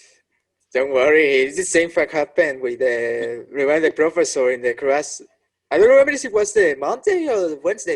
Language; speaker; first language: English; non-native, learner; Spanish